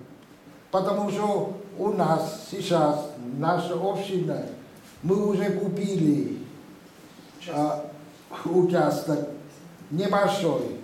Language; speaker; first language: Russian; non-native, fluent; Vietnamese